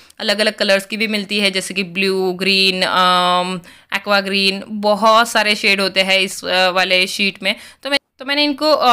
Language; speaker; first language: Hindi; native; Hindi